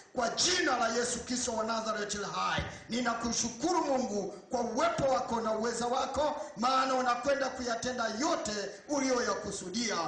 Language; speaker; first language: Swahili; native; Swahili